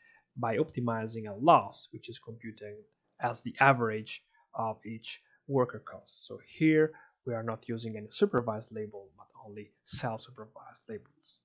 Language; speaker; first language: English; non-native, fluent; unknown